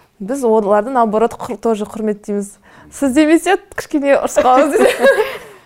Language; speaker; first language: Kazakh; native; Kazakh